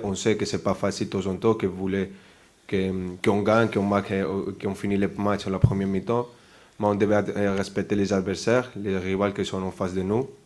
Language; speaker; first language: French; non-native, fluent; Spanish